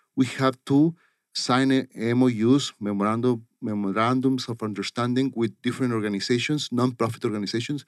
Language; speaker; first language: English; non-native, fluent; Spanish